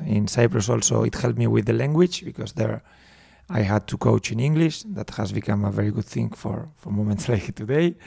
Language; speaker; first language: English; non-native, fluent; Spanish